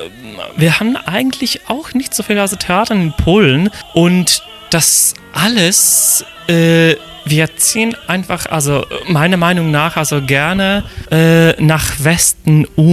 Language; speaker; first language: German; non-native, fluent; Polish